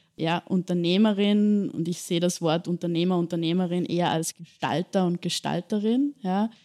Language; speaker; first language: German; native; German